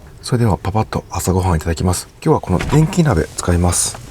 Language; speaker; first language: Japanese; native; Japanese